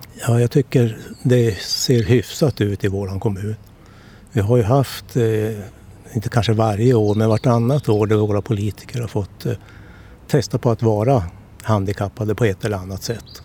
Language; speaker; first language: Swedish; native; Swedish